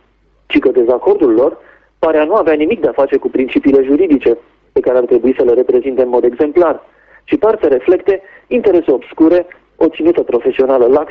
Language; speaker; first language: Romanian; native; Romanian